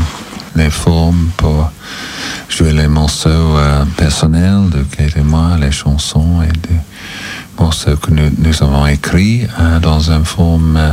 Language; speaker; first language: French; non-native, learner; English